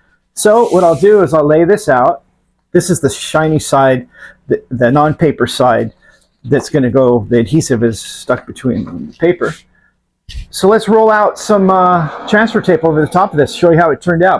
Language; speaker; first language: English; native; English